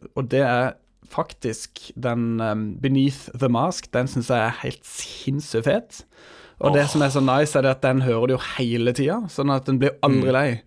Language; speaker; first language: Norwegian; native; Norwegian